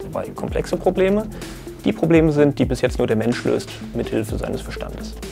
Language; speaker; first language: German; native; German